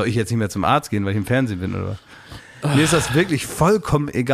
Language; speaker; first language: German; native; German